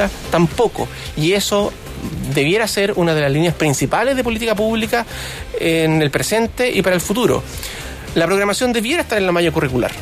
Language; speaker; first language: Spanish; native; Spanish